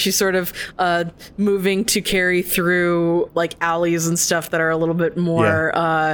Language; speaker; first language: English; native; English